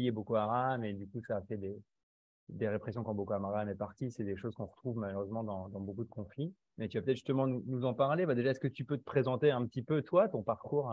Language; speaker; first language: French; native; French